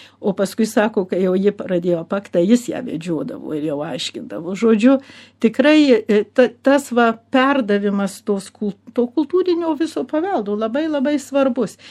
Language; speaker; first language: Lithuanian; early bilingual, heritage; Lithuanian